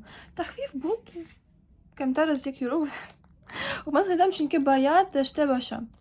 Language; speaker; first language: Persian; non-native, learner; Ukrainian